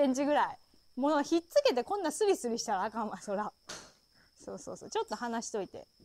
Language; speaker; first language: Japanese; native; Japanese